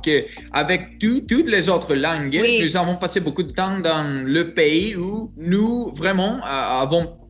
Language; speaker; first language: French; non-native, learner; Greek